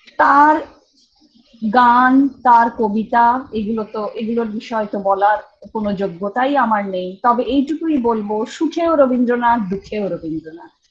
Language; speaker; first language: Bangla; early bilingual, heritage; Bangla